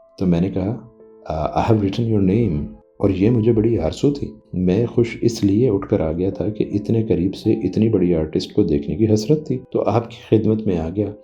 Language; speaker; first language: Urdu; non-native, local second language; Punjabi